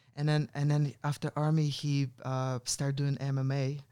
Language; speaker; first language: English; non-native, fluent; Russian